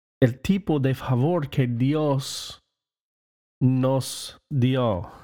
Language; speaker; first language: Spanish; non-native, learner; English